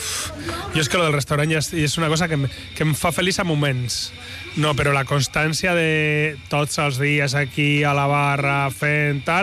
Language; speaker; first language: Catalan; non-native, local second language; Spanish